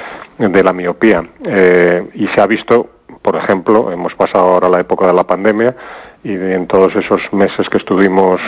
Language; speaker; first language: Spanish; native; Spanish